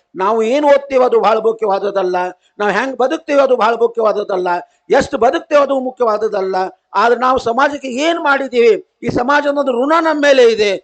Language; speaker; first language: Kannada; non-native, local second language; Marathi